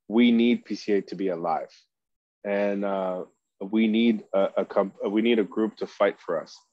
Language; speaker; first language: English; early bilingual, other home language; Spanish